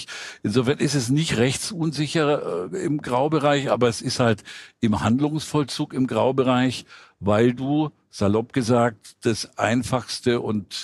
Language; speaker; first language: German; native; German